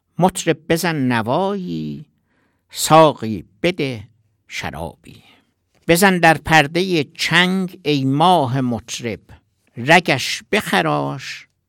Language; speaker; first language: Persian; non-native, local second language; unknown